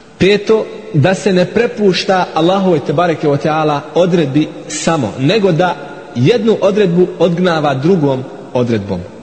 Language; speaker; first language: Bosnian; non-native, fluent; Arabic